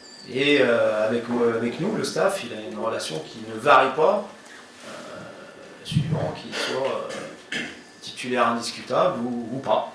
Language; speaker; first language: French; native; French